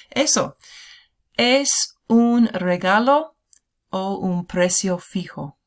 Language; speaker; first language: Spanish; non-native, fluent; English